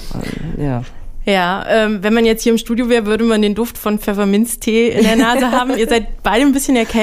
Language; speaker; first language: German; native; German